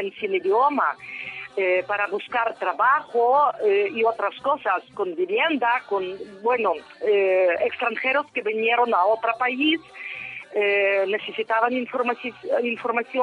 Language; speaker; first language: Spanish; non-native, fluent; Ukrainian